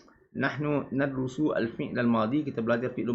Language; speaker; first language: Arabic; non-native, fluent; Malay